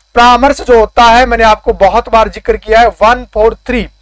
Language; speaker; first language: Hindi; native; Hindi